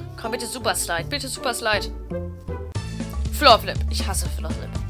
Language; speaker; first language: German; native; German